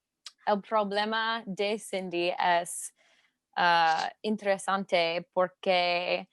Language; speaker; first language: Spanish; non-native, learner; English